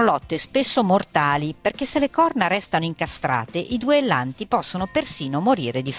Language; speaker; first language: Italian; native; Italian